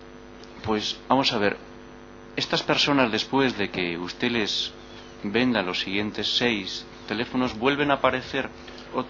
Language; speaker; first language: Spanish; native; Spanish